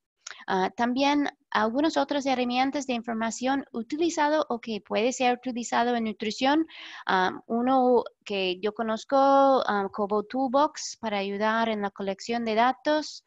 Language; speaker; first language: Spanish; non-native, fluent; English